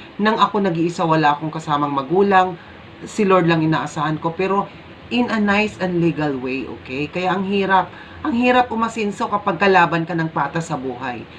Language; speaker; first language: Filipino; native; Filipino